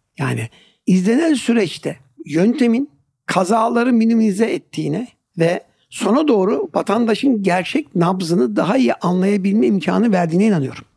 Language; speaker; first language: Turkish; native; Turkish